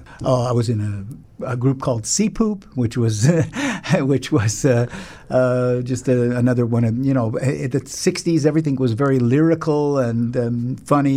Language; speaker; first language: English; native; English